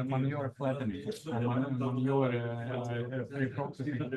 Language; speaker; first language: Swedish; non-native, fluent; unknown